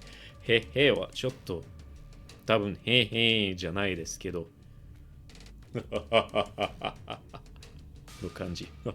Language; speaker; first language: Japanese; non-native, learner; English